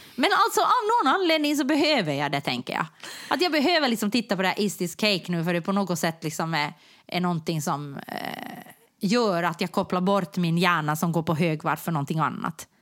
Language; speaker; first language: Swedish; native; Swedish